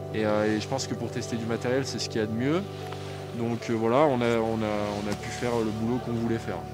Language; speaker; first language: French; native; French